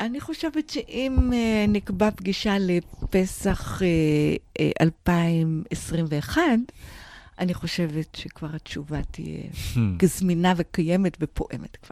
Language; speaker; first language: Hebrew; non-native, fluent; English